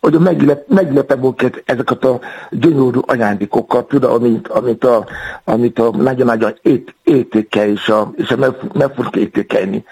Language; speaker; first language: Hungarian; non-native, fluent; Yoruba